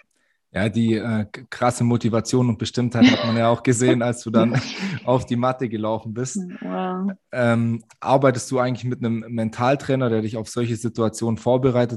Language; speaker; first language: German; native; German